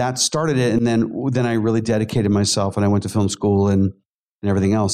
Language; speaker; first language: English; native; English